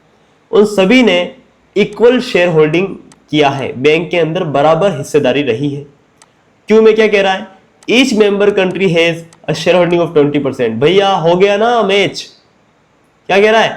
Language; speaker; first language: Hindi; native; Hindi